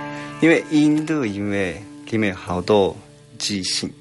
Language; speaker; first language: Chinese; non-native, fluent; Japanese